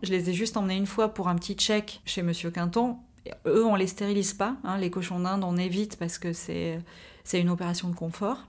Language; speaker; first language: French; native; French